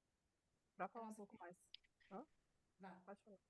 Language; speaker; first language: Portuguese; native; Portuguese